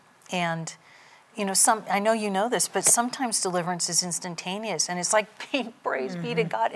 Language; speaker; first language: English; native; English